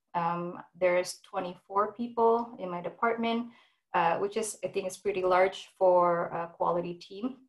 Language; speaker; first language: English; non-native, fluent; Indonesian